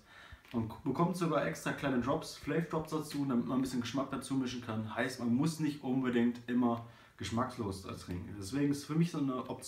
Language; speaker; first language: German; native; German